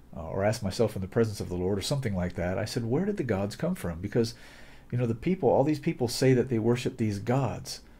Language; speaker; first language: English; native; English